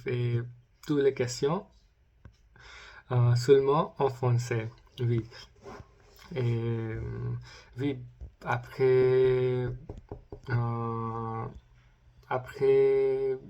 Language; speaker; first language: French; non-native, learner; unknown